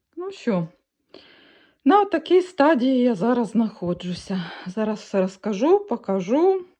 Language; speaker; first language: Ukrainian; native; Ukrainian